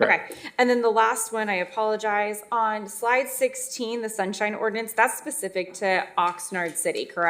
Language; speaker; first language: English; native; English